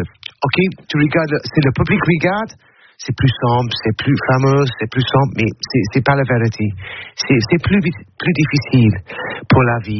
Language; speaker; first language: French; non-native, learner; English